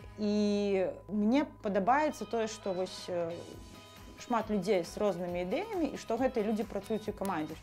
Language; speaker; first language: Belarusian; non-native, local second language; Russian